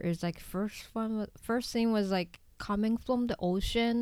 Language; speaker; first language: English; non-native, learner; Japanese